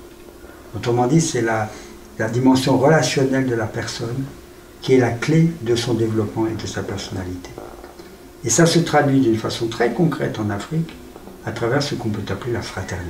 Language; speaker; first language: French; native; French